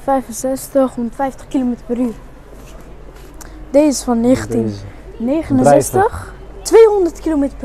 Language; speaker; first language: Dutch; early bilingual, other home language; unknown